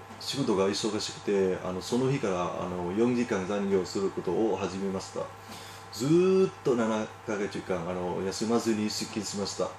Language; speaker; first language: Japanese; non-native, learner; Vietnamese